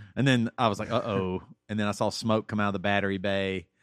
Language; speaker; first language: English; native; English